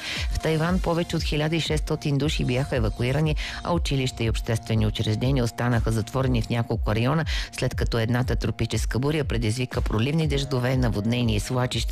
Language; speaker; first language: Bulgarian; native; Bulgarian